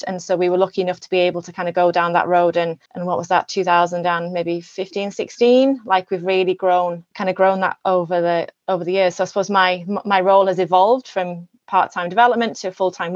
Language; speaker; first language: English; native; English